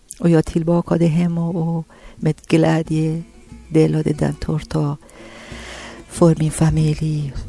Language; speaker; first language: Swedish; non-native, learner; Persian